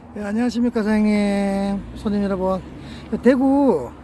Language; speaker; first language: Korean; native; Korean